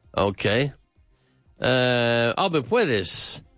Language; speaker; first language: Spanish; non-native, fluent; English